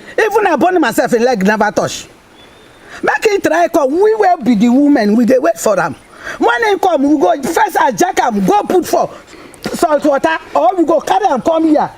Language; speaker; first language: Nigerian Pidgin; non-native, local second language; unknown